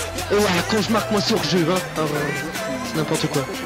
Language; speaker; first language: French; native; French